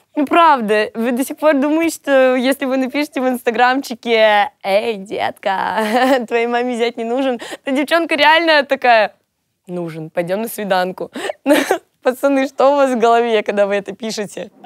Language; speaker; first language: Russian; native; Russian